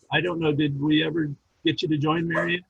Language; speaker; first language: English; native; English